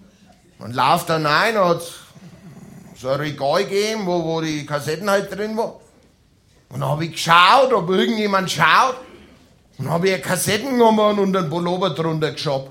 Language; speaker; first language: German; native; German